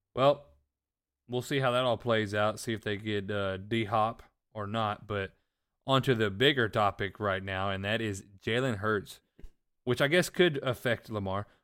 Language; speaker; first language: English; native; English